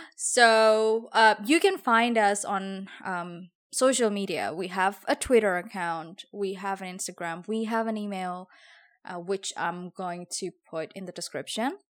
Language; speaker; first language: English; non-native, fluent; Javanese